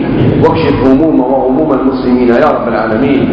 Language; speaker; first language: Arabic; native; Arabic